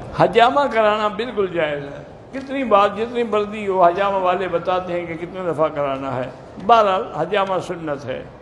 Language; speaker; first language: Urdu; early bilingual, heritage; Urdu